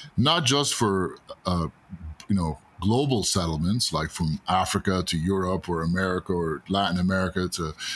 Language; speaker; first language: English; native; English